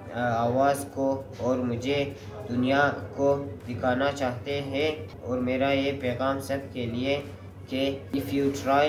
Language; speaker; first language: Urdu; non-native, local second language; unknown